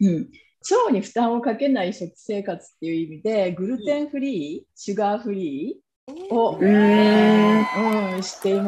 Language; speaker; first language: Japanese; native; Japanese